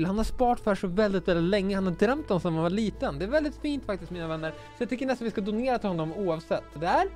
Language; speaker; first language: Swedish; native; Swedish